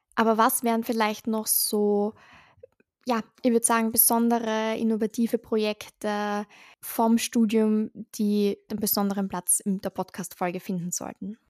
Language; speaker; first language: German; native; German